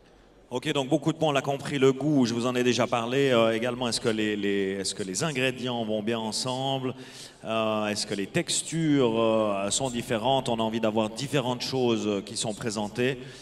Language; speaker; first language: French; native; French